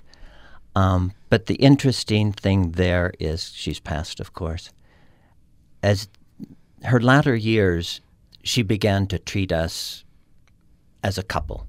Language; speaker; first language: English; native; English